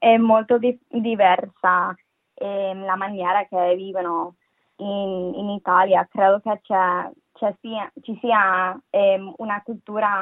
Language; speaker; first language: Italian; non-native, fluent; English